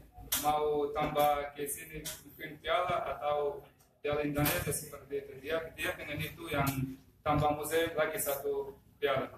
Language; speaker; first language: Indonesian; non-native, fluent; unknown